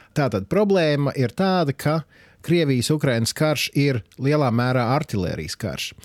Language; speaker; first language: Latvian; native; Latvian